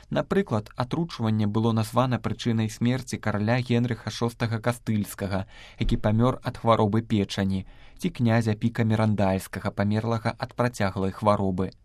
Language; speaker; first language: Belarusian; native; Belarusian